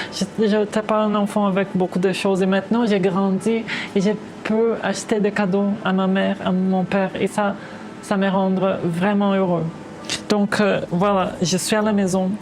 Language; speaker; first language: French; non-native, fluent; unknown